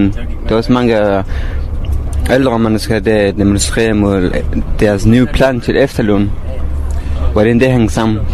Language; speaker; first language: Danish; non-native, fluent; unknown